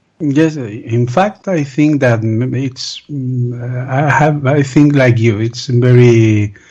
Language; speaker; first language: English; non-native, learner; Spanish